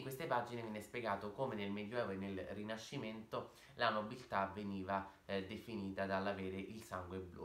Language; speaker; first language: Italian; native; Italian